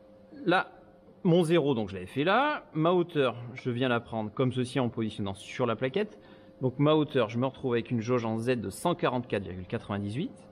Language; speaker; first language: French; native; French